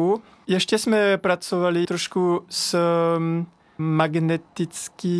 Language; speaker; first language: Czech; non-native, learner; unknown